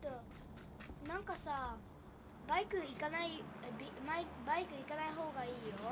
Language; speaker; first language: Japanese; early bilingual, heritage; Japanese